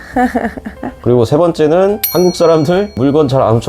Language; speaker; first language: Korean; native; Korean